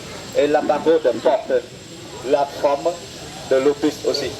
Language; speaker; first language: French; non-native, fluent; Vietnamese